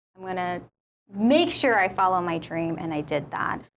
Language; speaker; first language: English; native; English